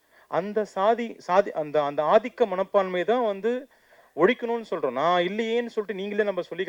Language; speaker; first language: Tamil; native; Tamil